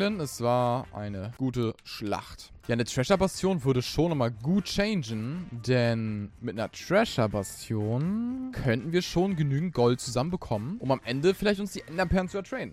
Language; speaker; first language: German; native; German